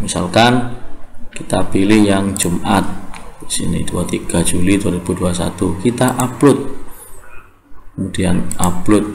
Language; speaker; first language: Indonesian; native; Indonesian